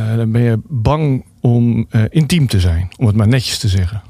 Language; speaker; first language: Dutch; native; Dutch